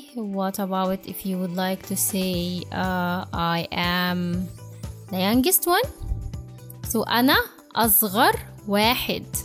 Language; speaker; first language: English; non-native, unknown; Arabic